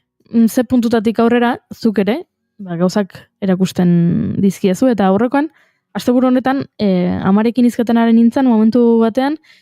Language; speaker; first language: Basque; native; Basque